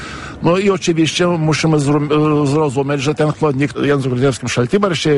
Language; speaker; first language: Polish; non-native, fluent; Lithuanian